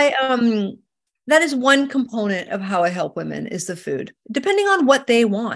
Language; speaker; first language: English; native; English